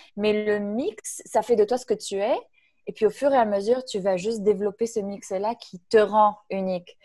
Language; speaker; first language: French; non-native, local second language; Arabic